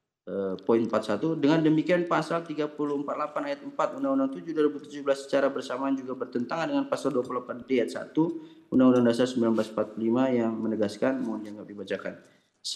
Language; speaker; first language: Indonesian; native; Indonesian